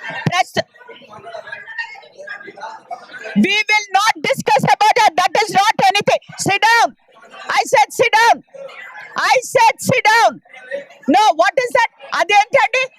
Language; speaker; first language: English; non-native, local second language; Telugu